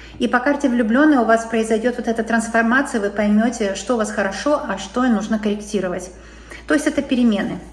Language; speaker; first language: Russian; native; Russian